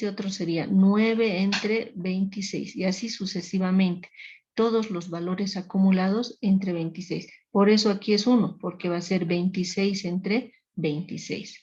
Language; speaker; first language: Spanish; native; Spanish